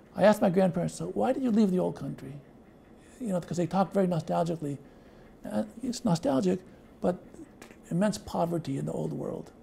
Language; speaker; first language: English; native; English